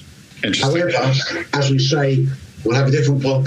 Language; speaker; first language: English; native; English